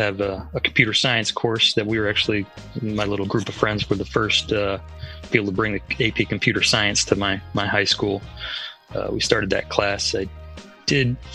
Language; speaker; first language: English; native; English